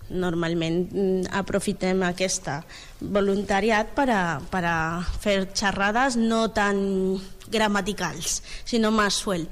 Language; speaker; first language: Catalan; non-native, learner; Spanish